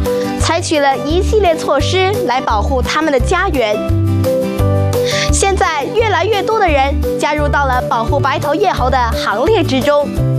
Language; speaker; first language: Chinese; native; Chinese